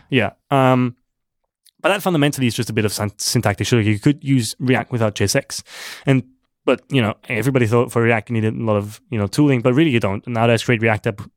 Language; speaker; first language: English; non-native, fluent; German